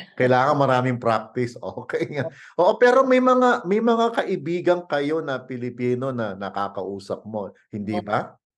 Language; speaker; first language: Filipino; native; Filipino